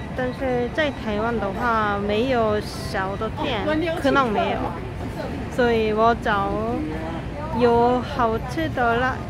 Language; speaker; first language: Chinese; non-native, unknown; Korean